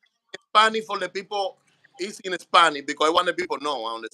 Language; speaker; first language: English; non-native, learner; Spanish